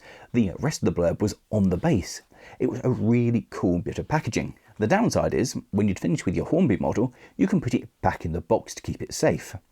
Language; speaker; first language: English; native; English